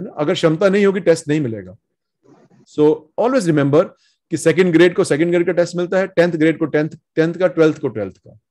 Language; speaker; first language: Hindi; native; Hindi